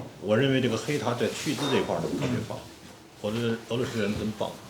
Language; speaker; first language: Chinese; native; Chinese